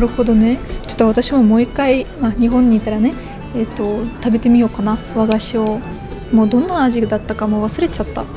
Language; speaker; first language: Japanese; non-native, fluent; Russian